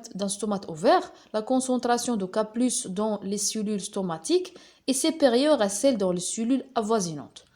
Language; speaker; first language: French; non-native, local second language; Arabic